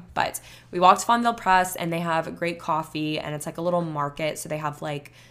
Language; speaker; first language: English; native; English